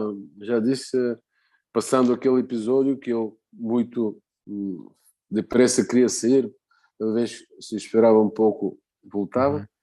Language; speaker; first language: Portuguese; non-native, fluent; Bulgarian